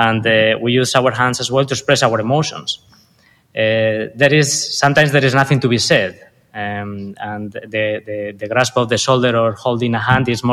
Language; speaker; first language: English; non-native, fluent; Spanish